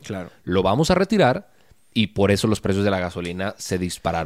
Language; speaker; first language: Spanish; native; Spanish